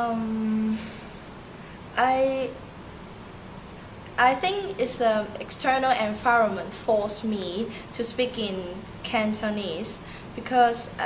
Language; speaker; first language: English; early bilingual, other home language; Turkish